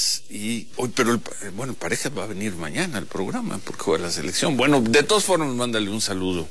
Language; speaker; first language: Spanish; native; Spanish